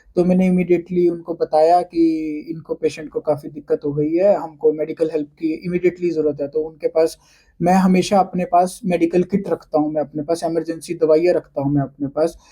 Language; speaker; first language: Hindi; native; Hindi